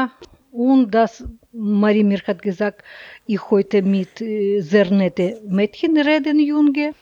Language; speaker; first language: German; non-native, learner; Russian